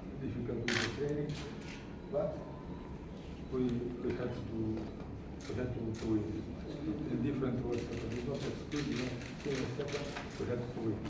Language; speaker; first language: English; non-native, fluent; Romanian